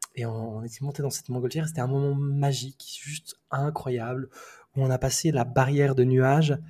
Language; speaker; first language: French; native; French